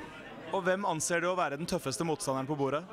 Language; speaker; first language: Norwegian; native; Norwegian